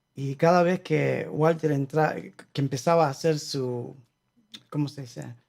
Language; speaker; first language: Spanish; early bilingual, heritage; Spanish